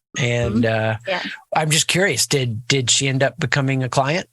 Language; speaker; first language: English; native; English